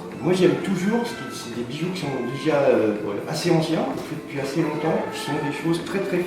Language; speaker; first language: French; native; French